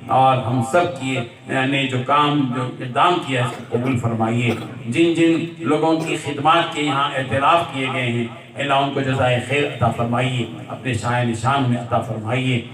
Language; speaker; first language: Urdu; native; Urdu